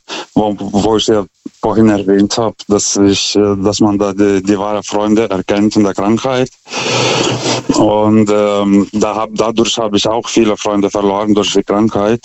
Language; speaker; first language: German; non-native, fluent; Lithuanian